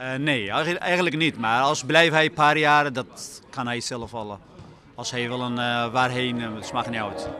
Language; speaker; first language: Dutch; non-native, learner; Kurdish